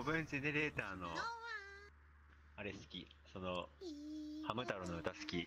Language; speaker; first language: Japanese; native; Japanese